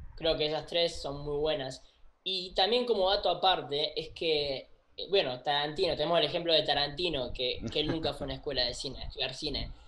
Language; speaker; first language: Spanish; native; Spanish